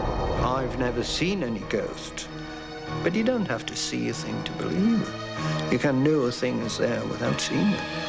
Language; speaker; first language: English; native; English